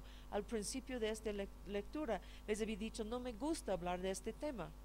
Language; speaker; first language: Spanish; non-native, fluent; English